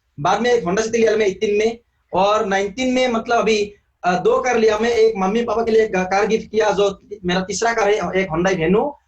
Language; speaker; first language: Hindi; non-native, local second language; Assamese